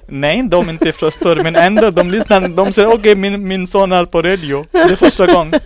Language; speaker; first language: Swedish; non-native, learner; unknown